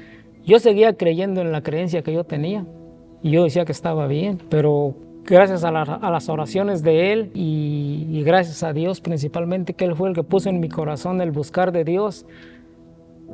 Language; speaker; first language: Spanish; native; Spanish